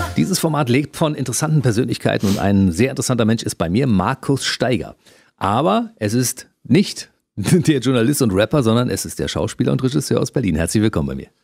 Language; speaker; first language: German; native; German